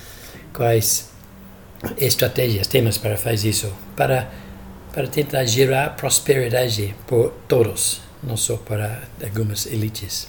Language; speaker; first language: Portuguese; non-native, fluent; English